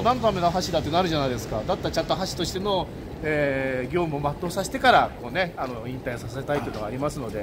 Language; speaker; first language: Japanese; native; Japanese